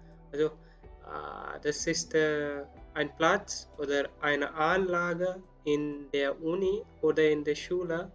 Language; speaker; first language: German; non-native, learner; Spanish